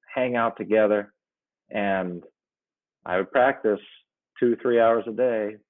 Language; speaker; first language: English; native; English